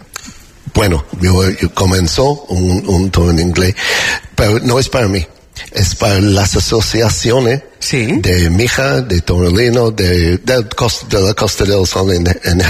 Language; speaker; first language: Spanish; non-native, learner; English